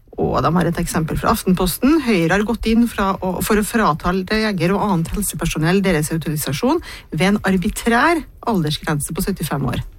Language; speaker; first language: Norwegian; native; Norwegian